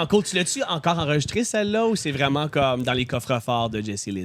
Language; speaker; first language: French; native; French